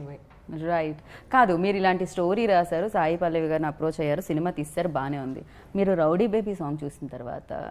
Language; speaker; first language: Telugu; native; Telugu